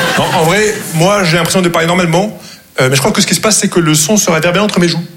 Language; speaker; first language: French; non-native, local second language; Arabic